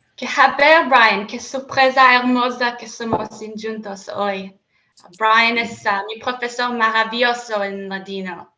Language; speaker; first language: Spanish; non-native, learner; English